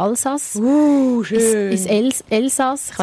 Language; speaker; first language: German; native; German